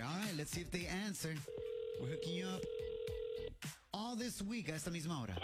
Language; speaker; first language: English; early bilingual, other home language; Spanish